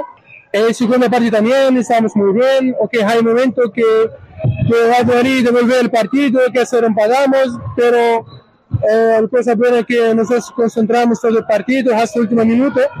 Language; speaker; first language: Spanish; non-native, learner; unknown